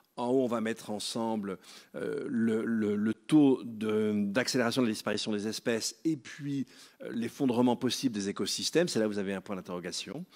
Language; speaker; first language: French; native; French